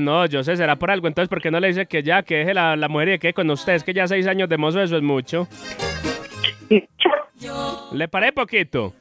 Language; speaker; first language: Spanish; native; Spanish